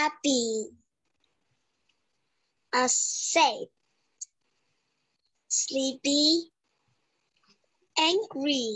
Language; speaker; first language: English; non-native, learner; Vietnamese